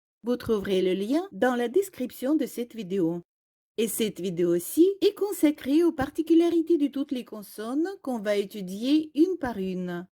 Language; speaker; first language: French; non-native, fluent; Russian